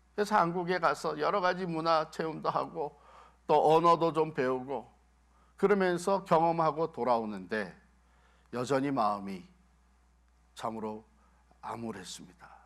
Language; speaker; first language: Korean; native; Korean